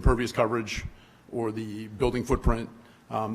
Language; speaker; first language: English; native; English